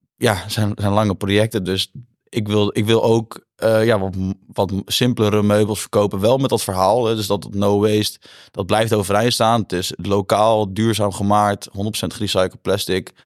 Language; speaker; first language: Dutch; native; Dutch